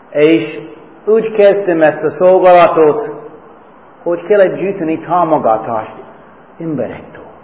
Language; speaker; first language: Hungarian; non-native, fluent; English